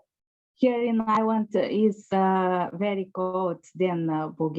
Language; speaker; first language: English; non-native, learner; Bulgarian